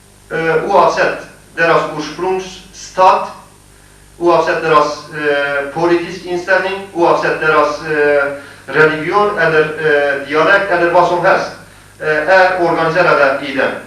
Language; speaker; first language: Swedish; non-native, fluent; Kurdish